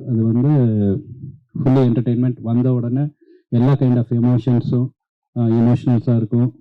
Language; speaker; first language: Tamil; native; Tamil